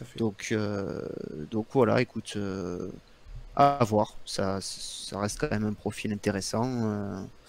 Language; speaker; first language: French; native; French